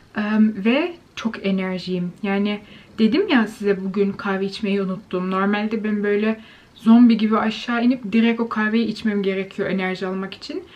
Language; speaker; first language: Turkish; native; Turkish